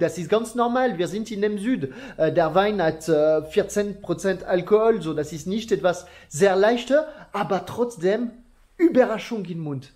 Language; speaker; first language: German; non-native, learner; French